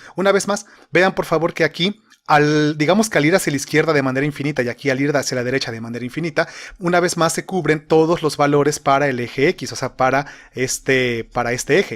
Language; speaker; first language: Spanish; native; Spanish